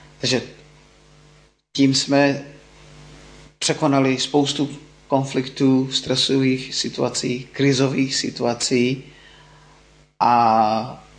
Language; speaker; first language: Czech; non-native, fluent; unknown